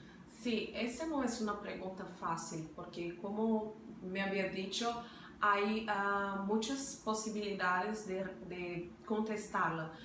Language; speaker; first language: Spanish; non-native, fluent; Portuguese